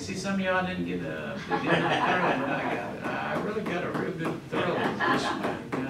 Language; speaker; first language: English; native; English